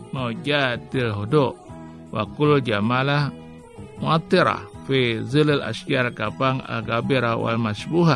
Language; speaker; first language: Arabic; non-native, fluent; Indonesian